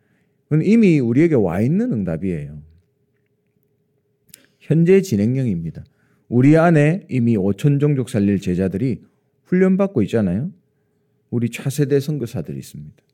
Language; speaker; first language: Korean; native; Korean